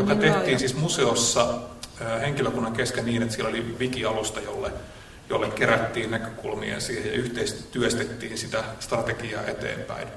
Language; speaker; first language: Finnish; native; Finnish